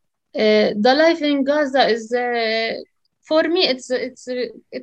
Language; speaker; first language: English; non-native, learner; Arabic